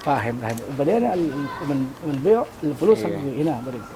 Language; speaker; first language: Arabic; non-native, learner; Indonesian